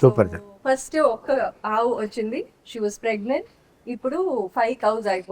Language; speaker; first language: Telugu; non-native, local second language; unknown